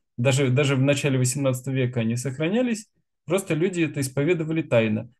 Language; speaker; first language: Russian; native; Russian